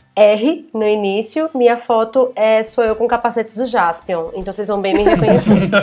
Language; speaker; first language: Portuguese; native; Portuguese